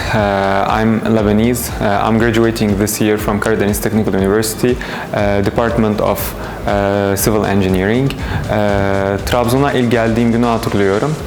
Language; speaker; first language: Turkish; non-native, fluent; Arabic